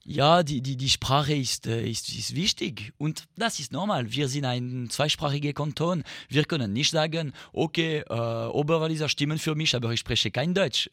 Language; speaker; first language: German; non-native, fluent; French